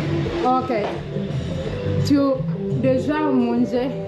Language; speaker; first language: French; non-native, learner; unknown